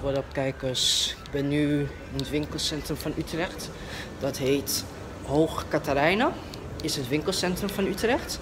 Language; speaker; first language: Dutch; native; Dutch